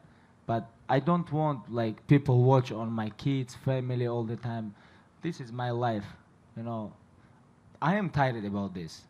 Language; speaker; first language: English; non-native, learner; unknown